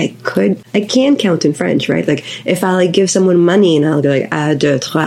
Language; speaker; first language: English; non-native, fluent; Hebrew